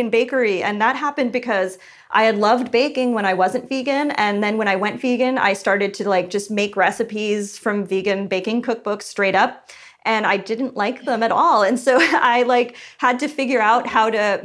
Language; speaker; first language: English; native; English